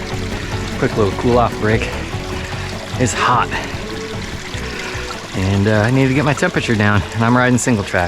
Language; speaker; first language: English; native; English